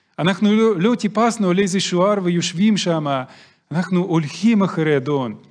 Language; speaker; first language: Hebrew; non-native, fluent; Russian